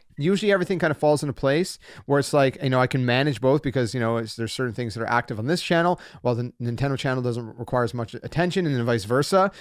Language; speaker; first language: English; native; English